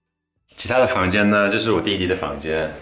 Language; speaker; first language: Chinese; non-native, fluent; English